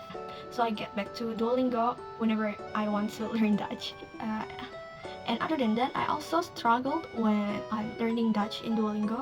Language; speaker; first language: English; non-native, learner; Indonesian